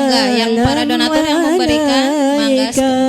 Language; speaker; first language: Indonesian; native; Indonesian